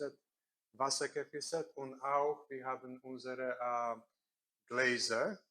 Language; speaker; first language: German; non-native, learner; Korean